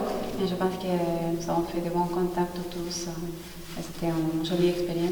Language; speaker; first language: French; non-native, fluent; Spanish